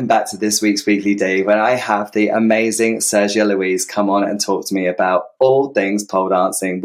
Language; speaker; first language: English; native; English